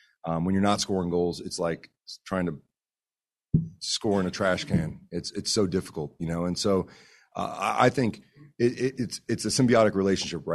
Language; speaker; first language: English; early bilingual, other home language; Spanish